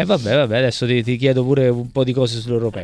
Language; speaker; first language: Italian; native; Italian